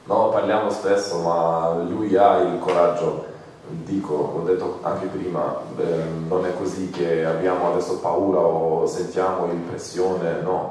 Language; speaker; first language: Italian; non-native, fluent; Croatian